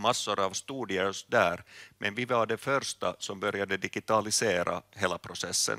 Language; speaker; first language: Swedish; non-native, local second language; Finnish